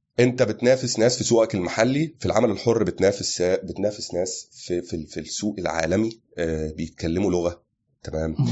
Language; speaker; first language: Arabic; native; Arabic